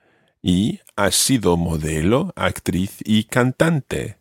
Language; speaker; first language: Spanish; non-native, fluent; English